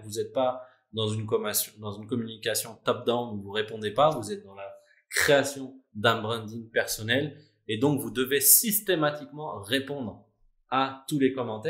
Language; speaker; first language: French; native; French